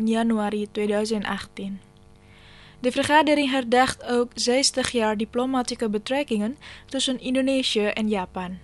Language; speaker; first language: Dutch; non-native, fluent; Indonesian